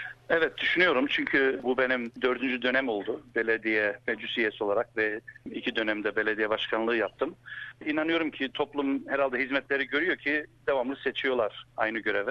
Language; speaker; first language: Turkish; early bilingual, heritage; Turkish